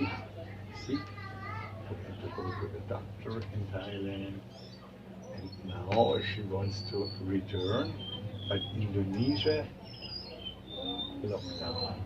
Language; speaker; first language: English; non-native, fluent; German